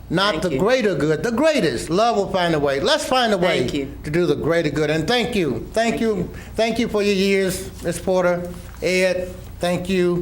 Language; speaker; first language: English; native; English